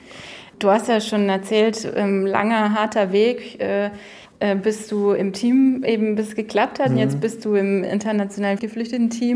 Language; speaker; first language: German; native; German